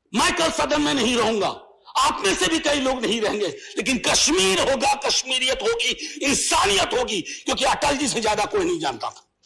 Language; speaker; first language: Hindi; native; Hindi